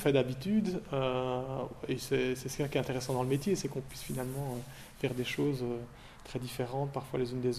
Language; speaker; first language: French; native; French